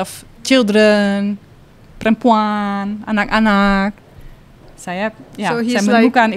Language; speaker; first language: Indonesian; non-native, learner; Dutch